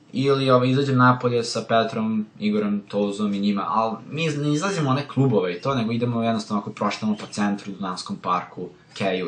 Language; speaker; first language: Serbian; native; Serbian